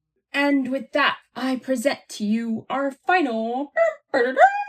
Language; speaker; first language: English; native; English